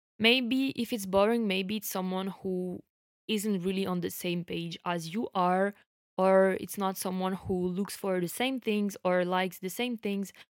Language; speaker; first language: English; non-native, fluent; French